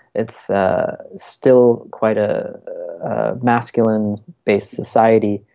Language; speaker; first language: English; native; English